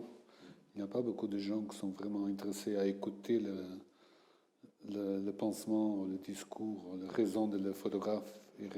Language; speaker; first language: French; non-native, fluent; Portuguese